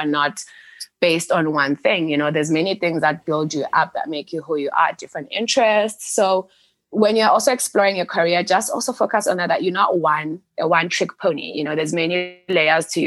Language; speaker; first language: English; non-native, local second language; Xhosa